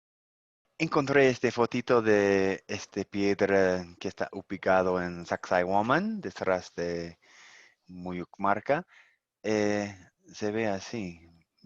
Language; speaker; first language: Spanish; non-native, fluent; English